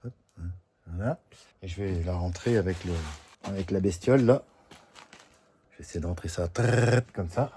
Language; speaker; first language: French; native; French